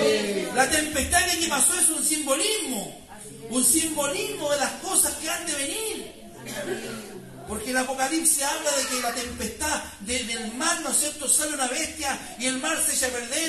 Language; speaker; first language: Spanish; native; Spanish